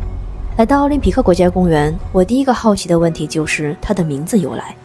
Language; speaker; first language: Chinese; native; Chinese